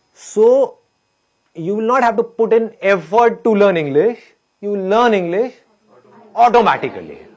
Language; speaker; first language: English; non-native, local second language; Hindi